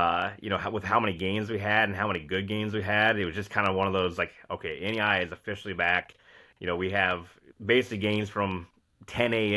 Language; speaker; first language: English; native; English